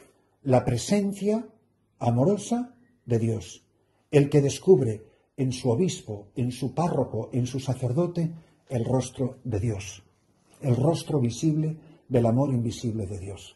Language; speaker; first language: Spanish; native; Spanish